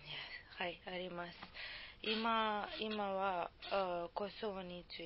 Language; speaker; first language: Japanese; non-native, learner; Serbian